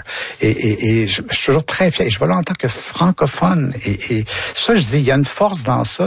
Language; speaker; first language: French; native; French